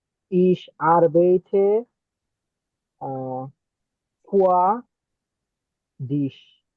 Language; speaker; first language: German; non-native, learner; Bangla